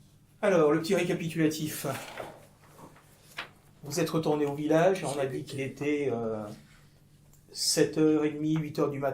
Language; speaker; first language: French; native; French